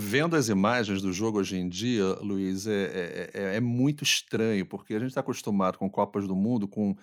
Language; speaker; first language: Portuguese; native; Portuguese